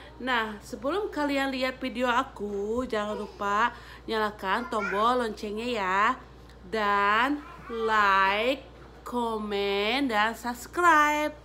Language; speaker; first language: Indonesian; native; Indonesian